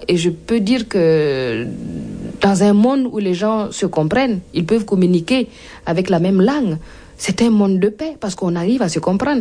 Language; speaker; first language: French; non-native, local second language; Mossi